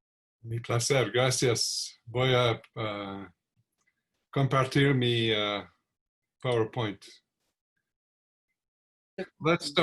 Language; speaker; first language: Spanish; non-native, learner; English